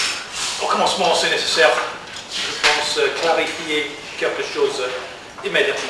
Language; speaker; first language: French; non-native, learner; English